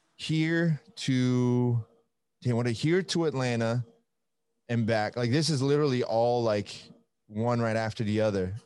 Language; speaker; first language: English; non-native, fluent; Italian